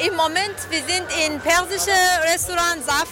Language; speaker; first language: German; non-native, learner; Persian